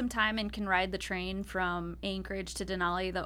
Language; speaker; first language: English; native; English